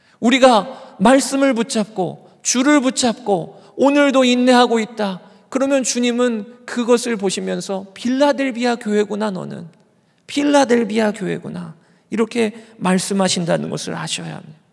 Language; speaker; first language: Korean; native; Korean